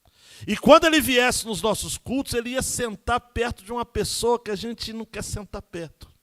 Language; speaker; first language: Portuguese; native; Portuguese